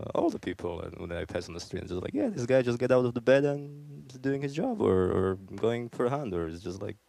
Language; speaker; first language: English; non-native, fluent; Slovak